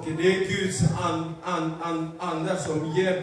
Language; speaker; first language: Swedish; non-native, fluent; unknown